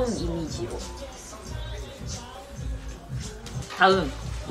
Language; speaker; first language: Korean; non-native, fluent; Japanese